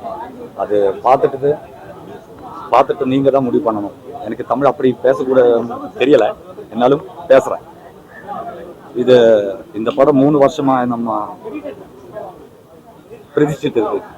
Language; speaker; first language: Tamil; non-native, learner; Malayalam